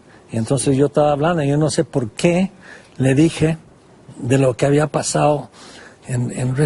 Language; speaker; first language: Spanish; non-native, fluent; English